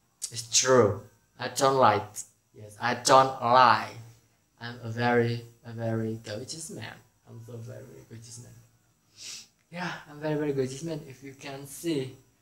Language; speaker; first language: English; non-native, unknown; Indonesian